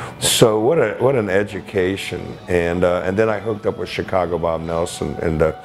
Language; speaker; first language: English; native; English